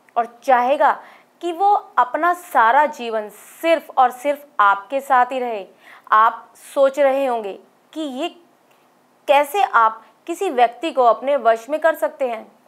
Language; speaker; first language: Hindi; native; Hindi